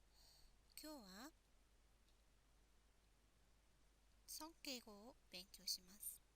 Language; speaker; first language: Japanese; non-native, fluent; Mongolian